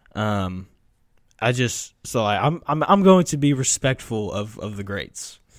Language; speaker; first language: English; native; English